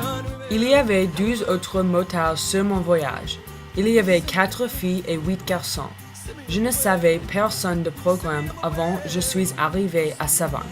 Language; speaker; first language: French; non-native, learner; English